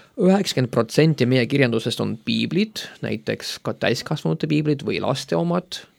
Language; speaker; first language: Estonian; non-native, local second language; Russian